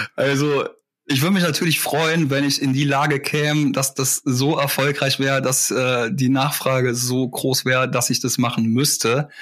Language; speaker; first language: German; native; German